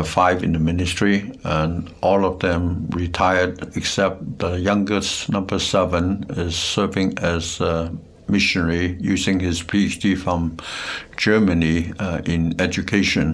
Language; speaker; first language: English; non-native, local second language; Cantonese